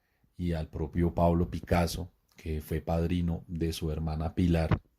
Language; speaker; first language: Spanish; native; Spanish